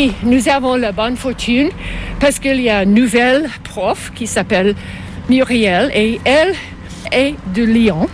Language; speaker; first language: French; non-native, fluent; English